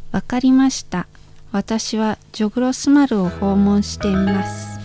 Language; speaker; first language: Japanese; non-native, fluent; Indonesian